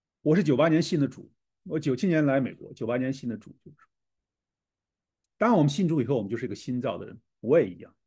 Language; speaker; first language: Chinese; native; Chinese